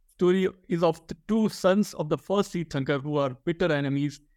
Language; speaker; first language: English; non-native, local second language; Hindi